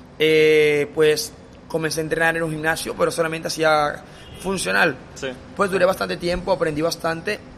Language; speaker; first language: Spanish; native; Spanish